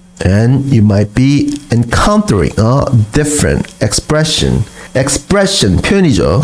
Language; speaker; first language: English; non-native, fluent; Korean